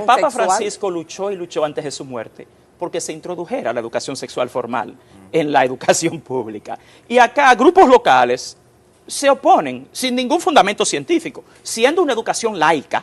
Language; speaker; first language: Spanish; native; Spanish